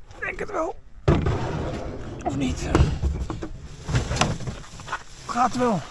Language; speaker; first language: Dutch; native; Dutch